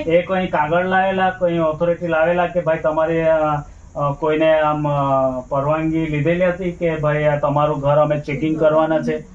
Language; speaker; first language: Gujarati; non-native, local second language; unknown